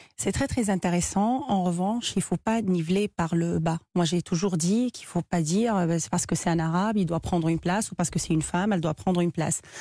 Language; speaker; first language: French; non-native, local second language; Arabic